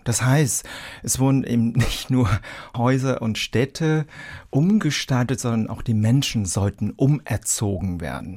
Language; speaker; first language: German; early bilingual, other home language; Vietnamese